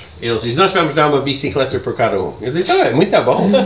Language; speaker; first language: Portuguese; non-native, learner; English